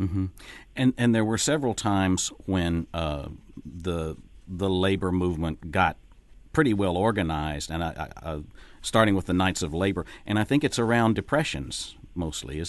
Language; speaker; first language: English; native; English